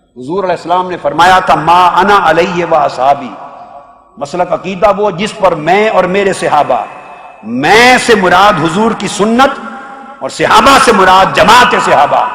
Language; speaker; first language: Urdu; non-native, local second language; Punjabi